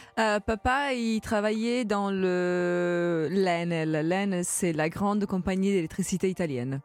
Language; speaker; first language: French; non-native, fluent; Italian